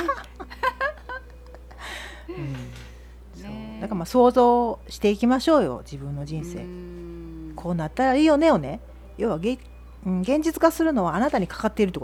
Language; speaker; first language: Japanese; native; Japanese